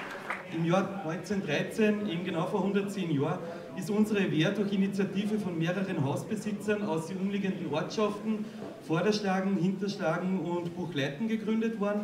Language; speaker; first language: German; native; German